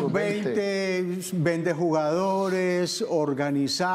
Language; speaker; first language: Spanish; native; Spanish